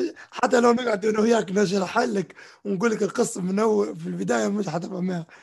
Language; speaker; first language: Arabic; early bilingual, heritage; Arabic